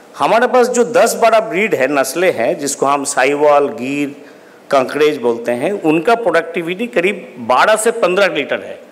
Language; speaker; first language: Hindi; non-native, local second language; Bangla